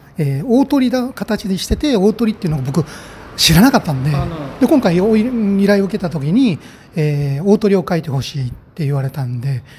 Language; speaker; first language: Japanese; native; Japanese